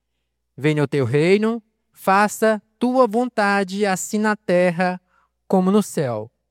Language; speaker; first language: Portuguese; native; Portuguese